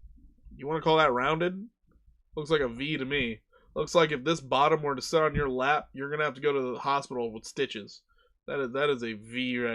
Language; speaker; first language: English; native; English